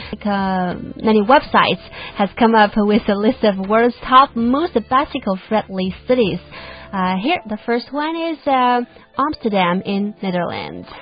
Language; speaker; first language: English; non-native, fluent; Chinese